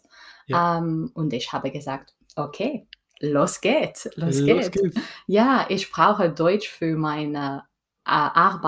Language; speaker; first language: German; non-native, learner; English